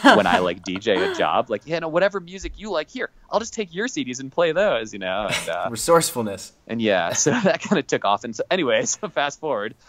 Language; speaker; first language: English; native; English